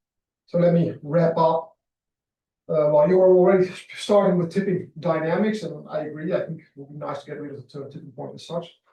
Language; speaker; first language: English; non-native, fluent; Dutch